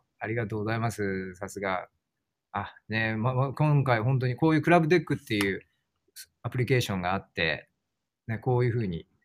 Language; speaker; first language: Japanese; native; Japanese